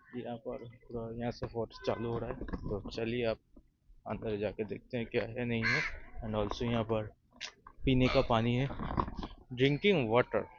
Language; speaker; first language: Hindi; non-native, local second language; Bangla